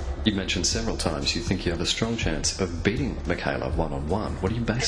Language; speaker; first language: English; native; English